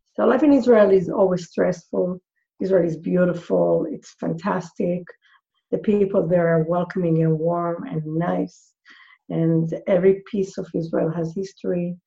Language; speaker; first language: English; non-native, fluent; Hebrew